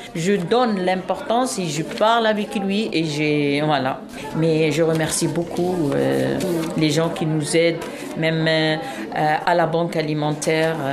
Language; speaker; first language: French; non-native, local second language; Arabic